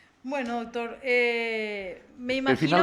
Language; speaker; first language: Spanish; native; Spanish